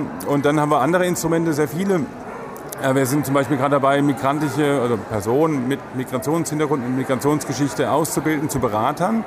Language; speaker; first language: German; native; German